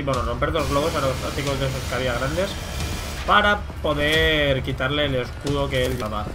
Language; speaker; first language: Spanish; native; Spanish